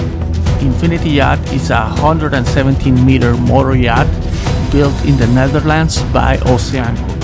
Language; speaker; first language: English; non-native, fluent; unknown